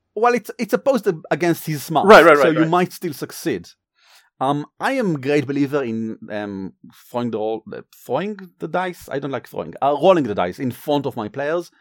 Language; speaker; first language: English; non-native, fluent; Hebrew